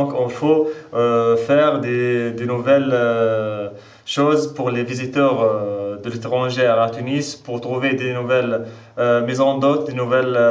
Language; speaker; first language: French; non-native, local second language; Arabic